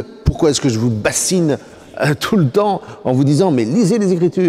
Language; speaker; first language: French; native; French